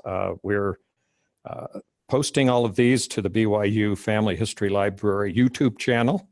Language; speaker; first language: English; native; English